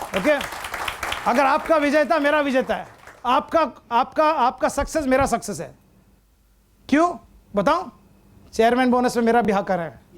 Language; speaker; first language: Hindi; non-native, local second language; Malayalam